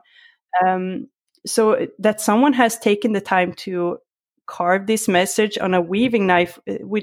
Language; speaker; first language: English; non-native, fluent; Swedish